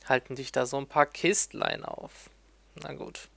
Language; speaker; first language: German; native; German